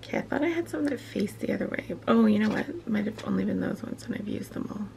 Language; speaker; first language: English; native; English